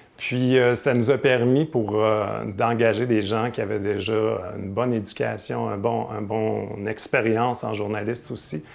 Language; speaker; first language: French; native; French